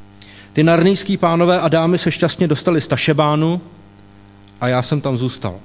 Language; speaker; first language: Czech; native; Czech